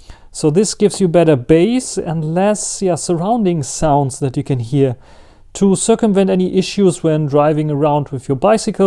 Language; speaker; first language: English; non-native, fluent; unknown